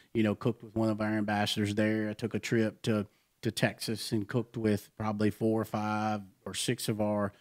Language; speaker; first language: English; native; English